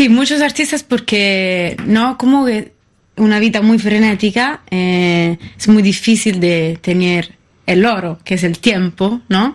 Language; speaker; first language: Spanish; non-native, fluent; Italian